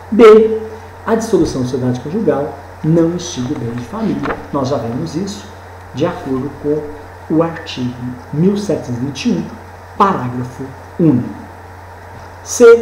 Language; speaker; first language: Portuguese; native; Portuguese